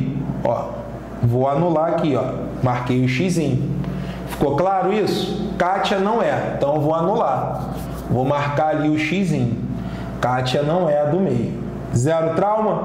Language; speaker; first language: Portuguese; native; Portuguese